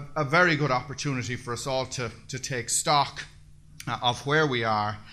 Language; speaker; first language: English; native; English